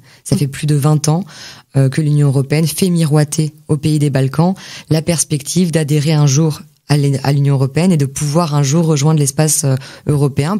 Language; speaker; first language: French; native; French